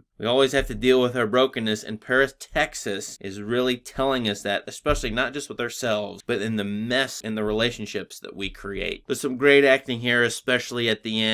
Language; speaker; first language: English; native; English